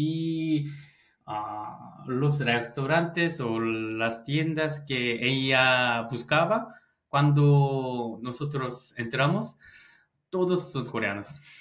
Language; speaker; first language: Spanish; non-native, learner; Korean